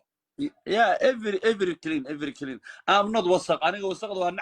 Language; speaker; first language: English; non-native, learner; Somali